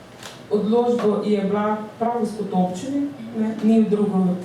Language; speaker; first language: Slovenian; non-native, learner; Portuguese